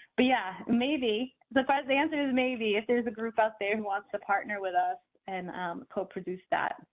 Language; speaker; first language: English; native; English